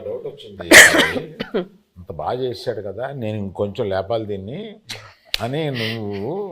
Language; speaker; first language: Telugu; native; Telugu